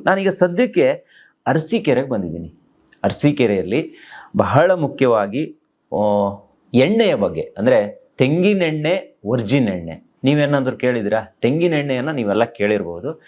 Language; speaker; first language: Kannada; native; Kannada